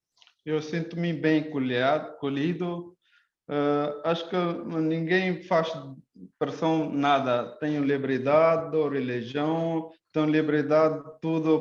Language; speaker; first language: Portuguese; non-native, learner; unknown